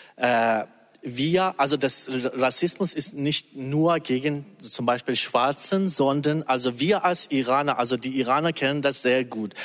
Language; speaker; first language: German; non-native, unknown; Persian